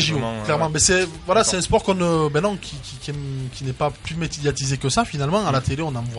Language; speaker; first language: French; native; French